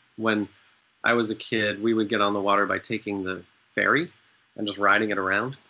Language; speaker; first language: English; native; English